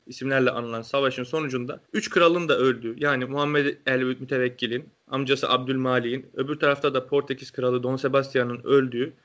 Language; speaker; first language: Turkish; native; Turkish